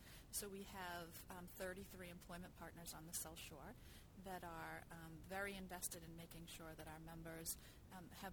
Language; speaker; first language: English; native; English